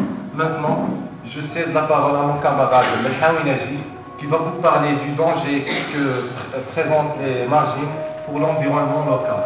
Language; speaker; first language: French; non-native, local second language; Arabic